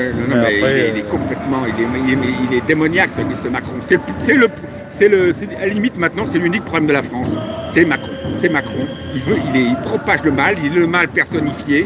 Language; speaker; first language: French; native; French